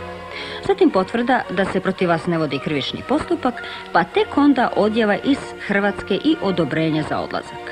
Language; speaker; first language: Bosnian; native; Bosnian